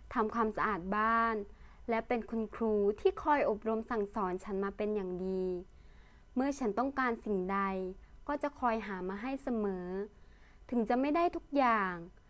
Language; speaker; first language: Thai; early bilingual, other home language; Lao